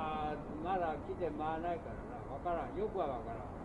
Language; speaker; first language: Japanese; native; Japanese